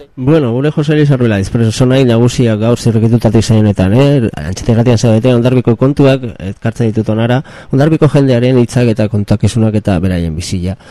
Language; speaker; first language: Basque; native; Basque